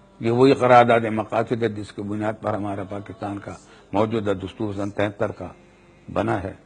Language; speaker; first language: Urdu; native; Urdu